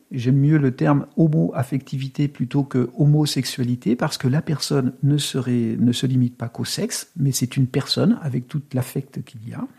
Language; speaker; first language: French; native; French